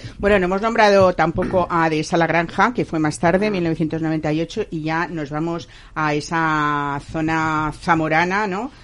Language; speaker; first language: Spanish; native; Spanish